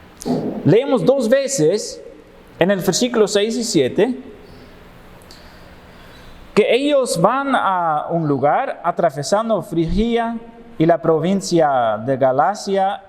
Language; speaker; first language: Spanish; non-native, fluent; Dutch